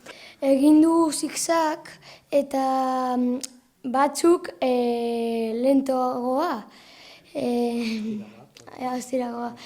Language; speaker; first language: Basque; non-native, local second language; Spanish